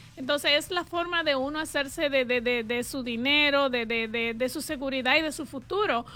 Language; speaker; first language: Spanish; native; Spanish